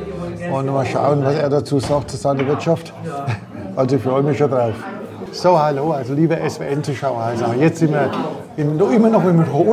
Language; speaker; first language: German; native; German